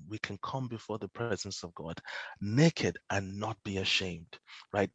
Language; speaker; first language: English; non-native, local second language; Yoruba